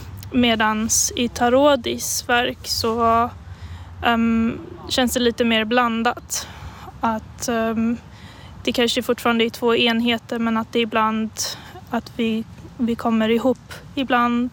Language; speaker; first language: Swedish; native; Swedish